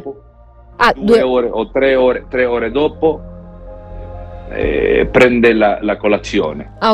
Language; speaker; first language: Italian; non-native, learner; Spanish